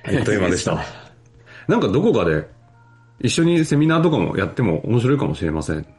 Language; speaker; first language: Japanese; native; Japanese